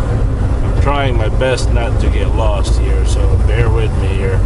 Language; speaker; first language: English; native; English